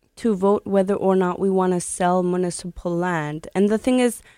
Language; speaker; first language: English; native; English